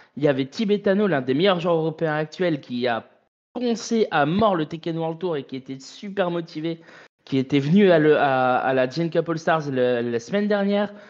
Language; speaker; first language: French; native; French